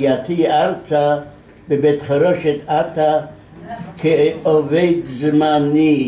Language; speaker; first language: Hebrew; non-native, fluent; Yiddish